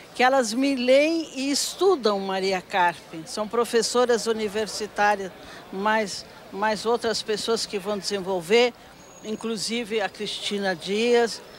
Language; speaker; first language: Portuguese; native; Portuguese